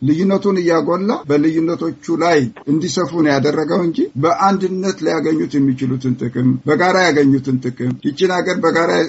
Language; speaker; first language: Amharic; non-native, local second language; Tigrinya